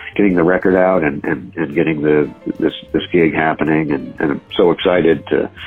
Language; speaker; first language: English; native; English